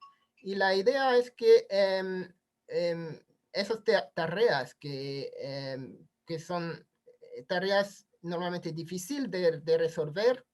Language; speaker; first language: Spanish; non-native, fluent; French